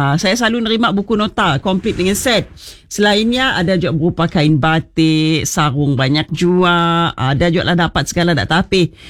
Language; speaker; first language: Malay; native; Malay